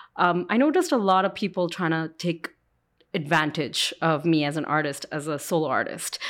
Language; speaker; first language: English; early bilingual, other home language; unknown